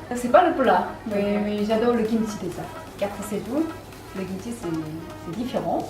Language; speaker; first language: French; non-native, learner; Korean